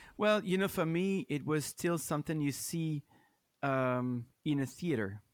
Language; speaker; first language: English; non-native, fluent; French